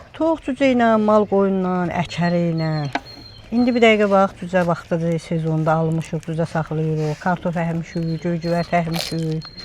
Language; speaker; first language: Azerbaijani; native; Azerbaijani